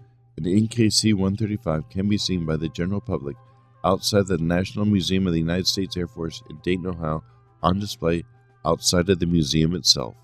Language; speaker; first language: English; native; English